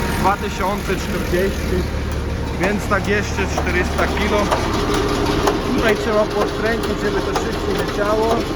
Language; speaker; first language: Polish; native; Polish